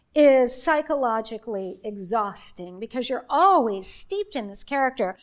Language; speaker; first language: English; native; English